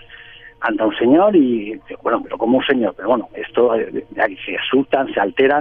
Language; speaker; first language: Spanish; native; Spanish